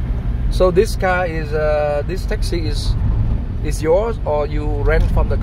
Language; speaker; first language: English; non-native, learner; Vietnamese